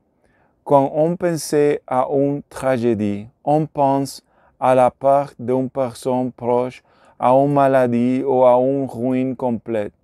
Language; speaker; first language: French; non-native, learner; Spanish